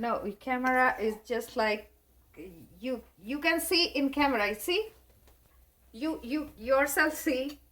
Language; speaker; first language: English; non-native, learner; Hindi